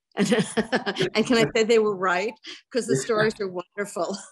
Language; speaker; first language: English; native; English